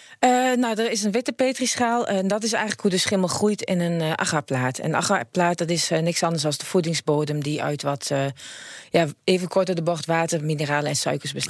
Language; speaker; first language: Dutch; native; Dutch